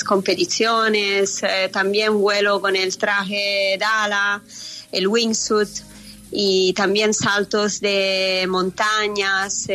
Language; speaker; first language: Spanish; non-native, fluent; Italian